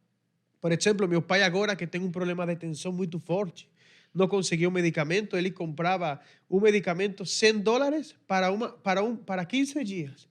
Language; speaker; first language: Portuguese; non-native, fluent; Spanish